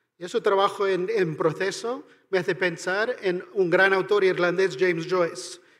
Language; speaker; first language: Spanish; non-native, fluent; Irish